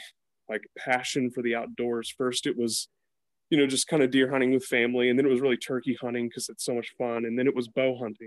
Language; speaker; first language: English; native; English